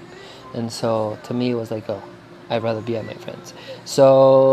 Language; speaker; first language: English; non-native, fluent; Spanish